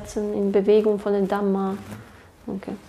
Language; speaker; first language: German; non-native, fluent; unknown